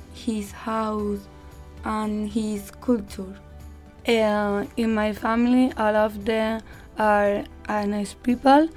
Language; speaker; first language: English; non-native, learner; Spanish